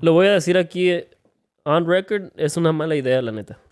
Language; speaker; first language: Spanish; native; Spanish